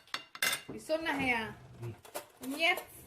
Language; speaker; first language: German; non-native, learner; Indonesian